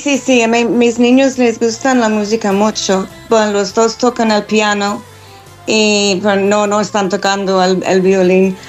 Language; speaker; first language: Spanish; non-native, fluent; English